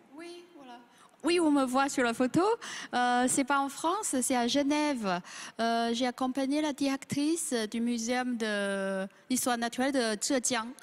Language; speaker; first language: French; non-native, fluent; Chinese